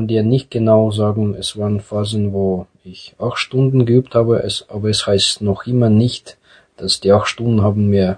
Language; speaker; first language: German; non-native, fluent; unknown